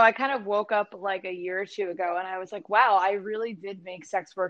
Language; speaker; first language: English; native; English